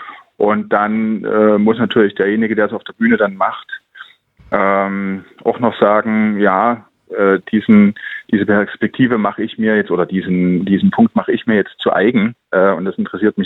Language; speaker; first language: German; native; German